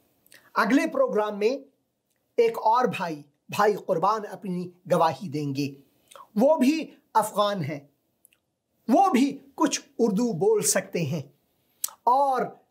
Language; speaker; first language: Hindi; non-native, fluent; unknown